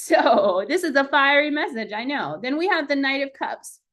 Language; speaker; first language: English; native; English